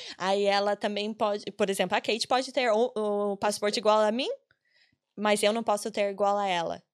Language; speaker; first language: Portuguese; non-native, fluent; English